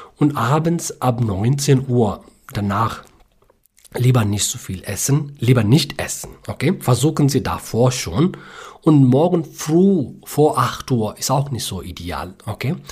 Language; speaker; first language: German; non-native, learner; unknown